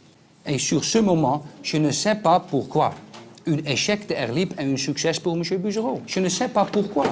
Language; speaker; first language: French; non-native, learner; Dutch